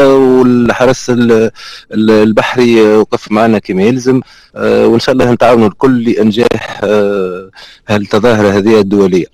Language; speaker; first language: Arabic; native; Arabic